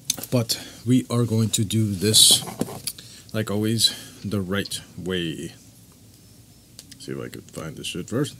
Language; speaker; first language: English; native; English